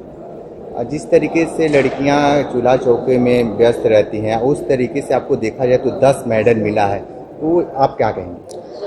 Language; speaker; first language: Hindi; native; Hindi